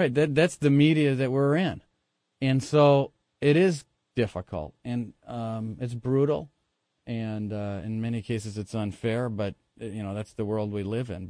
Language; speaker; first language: English; native; English